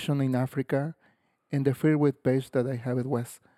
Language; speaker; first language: English; non-native, learner; Spanish